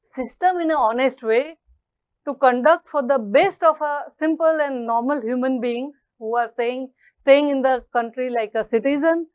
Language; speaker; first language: English; non-native, local second language; Gujarati